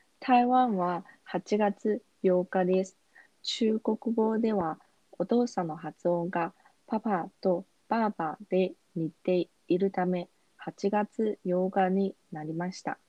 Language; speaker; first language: Japanese; non-native, fluent; Chinese